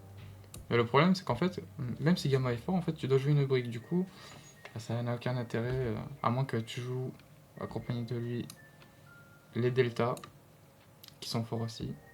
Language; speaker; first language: French; native; French